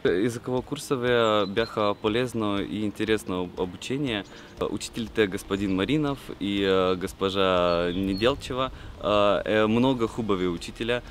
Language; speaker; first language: Bulgarian; non-native, learner; Russian